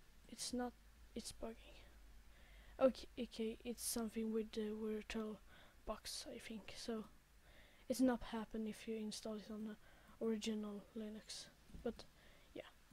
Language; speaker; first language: English; non-native, learner; Swedish